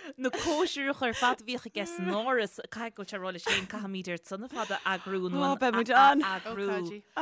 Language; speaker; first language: Irish; native; Irish